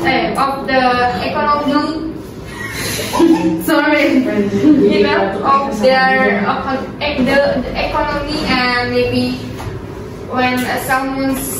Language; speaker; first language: English; non-native, learner; Indonesian